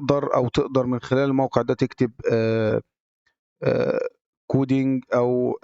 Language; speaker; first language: Arabic; native; Arabic